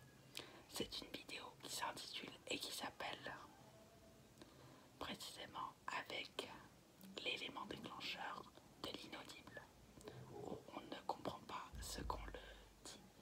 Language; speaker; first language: French; native; French